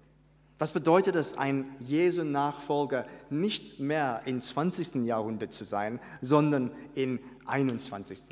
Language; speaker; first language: German; non-native, fluent; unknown